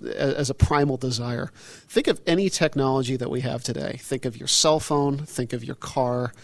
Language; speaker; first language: English; native; English